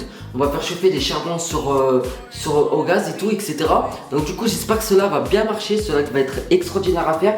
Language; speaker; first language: French; native; French